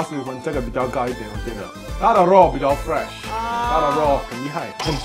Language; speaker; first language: Chinese; non-native, fluent; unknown